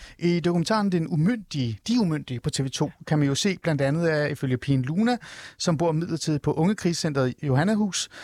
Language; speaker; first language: Danish; early bilingual, other home language; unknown